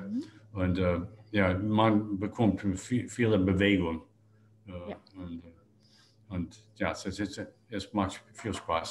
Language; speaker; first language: German; non-native, learner; English